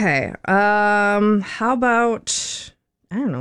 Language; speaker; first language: English; native; English